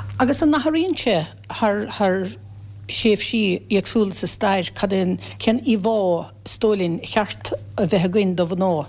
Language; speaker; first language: Irish; native; Irish